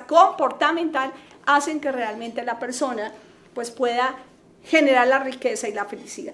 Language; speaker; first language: Spanish; native; Spanish